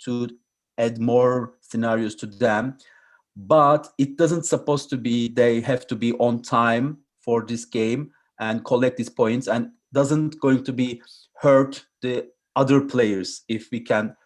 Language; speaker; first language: English; non-native, learner; Turkish